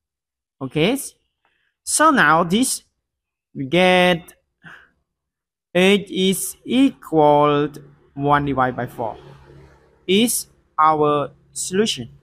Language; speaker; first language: English; non-native, learner; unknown